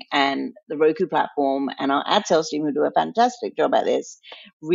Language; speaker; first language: English; native; English